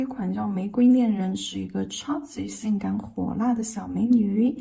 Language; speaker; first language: Chinese; native; Chinese